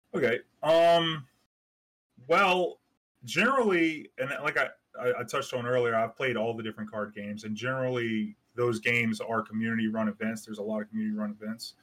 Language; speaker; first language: English; native; English